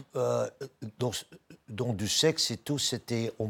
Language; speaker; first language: French; native; French